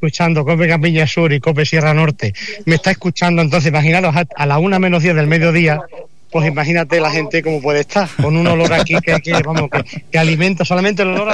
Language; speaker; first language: Spanish; native; Spanish